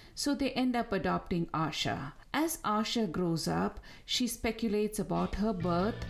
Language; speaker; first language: English; non-native, local second language; Tamil